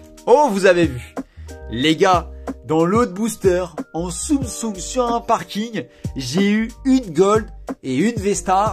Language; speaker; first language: French; native; French